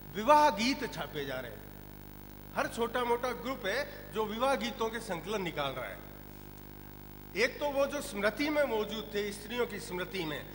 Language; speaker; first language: Hindi; non-native, local second language; Rajasthani